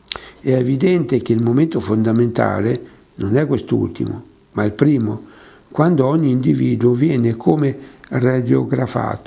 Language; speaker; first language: Italian; native; Italian